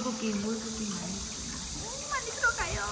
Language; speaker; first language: Korean; non-native, learner; Vietnamese